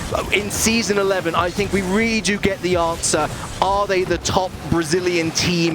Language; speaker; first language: English; native; English